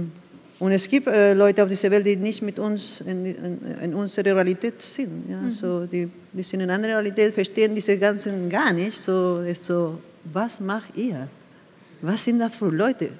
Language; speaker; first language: German; non-native, fluent; Spanish